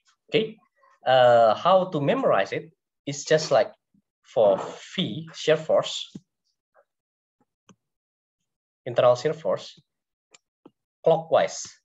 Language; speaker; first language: English; non-native, fluent; Indonesian